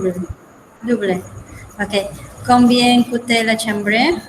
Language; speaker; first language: French; non-native, learner; Spanish